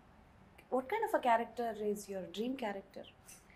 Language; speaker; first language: Telugu; native; Telugu